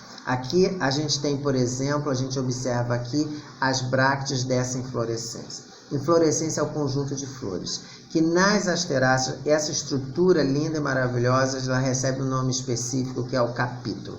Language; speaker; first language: Portuguese; native; Portuguese